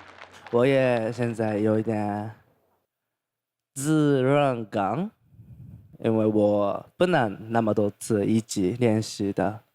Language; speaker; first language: Chinese; non-native, fluent; Thai